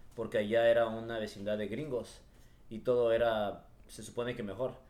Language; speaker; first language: Spanish; early bilingual, heritage; Spanish